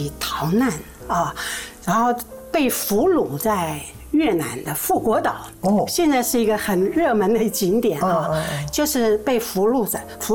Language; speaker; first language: Chinese; non-native, local second language; Min Nan Chinese